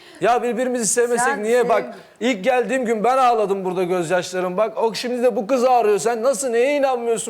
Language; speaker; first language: Turkish; native; Turkish